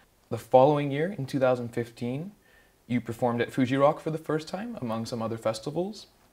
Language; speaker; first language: English; early bilingual, other home language; Japanese